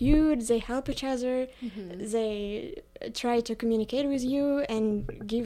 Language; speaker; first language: English; non-native, fluent; Ukrainian